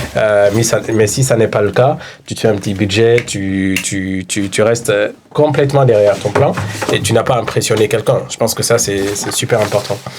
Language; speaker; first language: French; non-native, local second language; Wolof